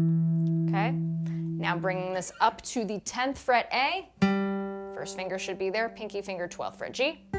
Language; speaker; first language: English; native; English